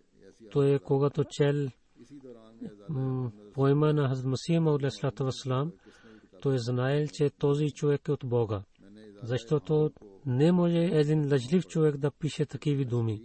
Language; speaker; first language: Bulgarian; non-native, fluent; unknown